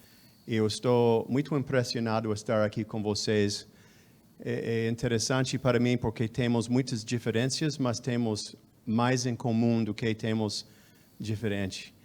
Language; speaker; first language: Portuguese; non-native, fluent; English